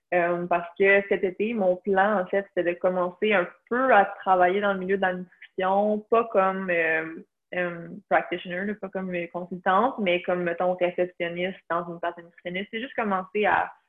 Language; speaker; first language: French; native; French